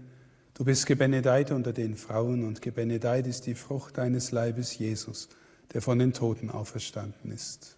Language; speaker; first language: German; native; German